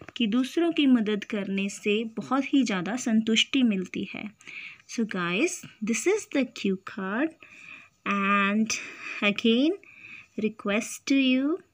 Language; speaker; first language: Hindi; native; Hindi